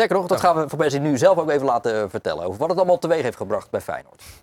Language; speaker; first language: Dutch; native; Dutch